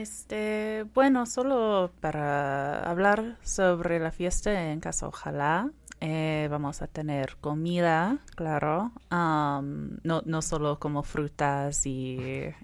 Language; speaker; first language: Spanish; non-native, fluent; English